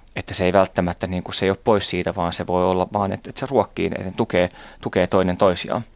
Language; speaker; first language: Finnish; native; Finnish